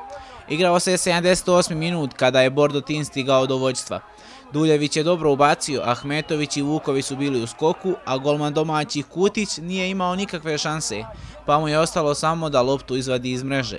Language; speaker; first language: Serbian; native; Serbian